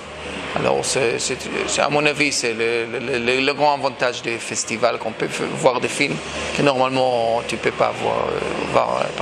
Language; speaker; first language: French; non-native, fluent; Hebrew